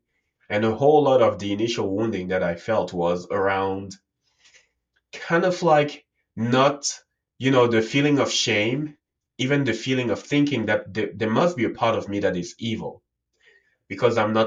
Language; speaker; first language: English; non-native, local second language; French